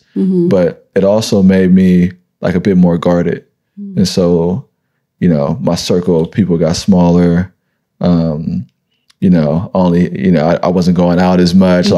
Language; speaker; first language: English; native; English